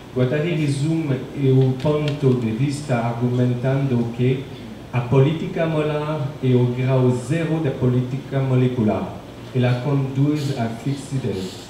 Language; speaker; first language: Portuguese; non-native, learner; French